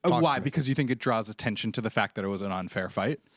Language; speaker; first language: English; native; English